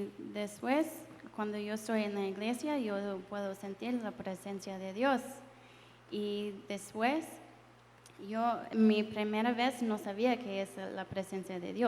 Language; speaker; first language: Spanish; non-native, learner; English